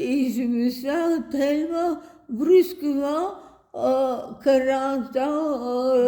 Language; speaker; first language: French; non-native, fluent; Bulgarian